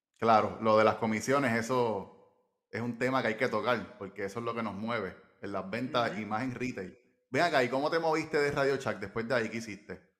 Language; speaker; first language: Spanish; native; Spanish